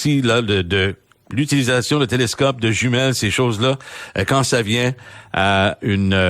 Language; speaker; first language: French; native; French